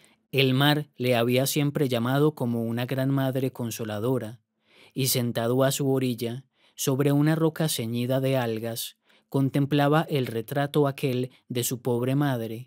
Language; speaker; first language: Spanish; native; Spanish